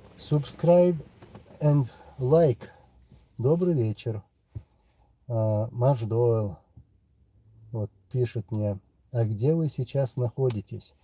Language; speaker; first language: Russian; non-native, local second language; Chechen